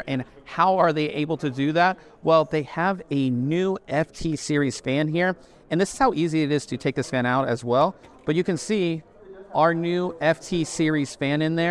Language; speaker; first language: English; native; English